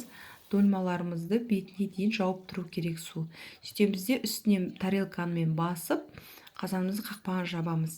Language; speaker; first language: Kazakh; native; Kazakh